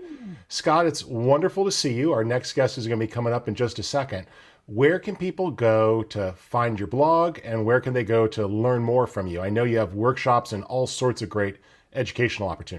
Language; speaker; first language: English; native; English